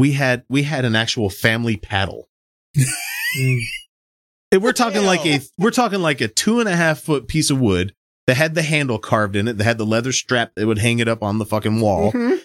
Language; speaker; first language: English; native; English